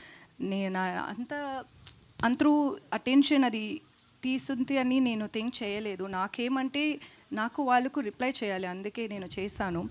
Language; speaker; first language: Telugu; non-native, learner; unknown